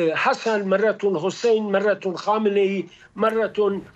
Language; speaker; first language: Arabic; non-native, fluent; Persian